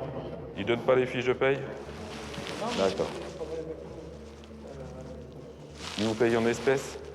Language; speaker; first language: French; native; French